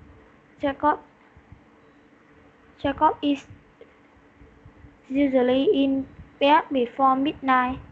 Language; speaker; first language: English; non-native, learner; Vietnamese